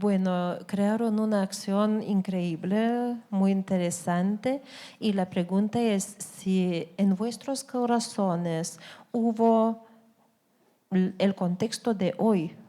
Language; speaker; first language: Spanish; non-native, fluent; Lithuanian